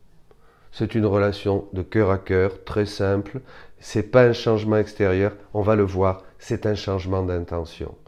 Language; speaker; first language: French; native; French